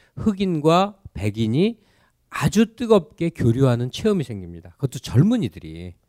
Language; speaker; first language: Korean; native; Korean